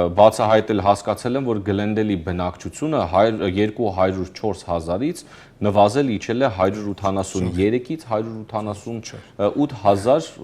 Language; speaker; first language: Armenian; early bilingual, heritage; Armenian